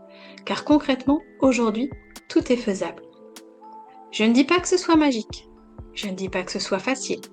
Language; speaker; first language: French; native; French